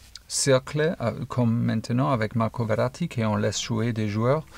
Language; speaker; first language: French; non-native, fluent; German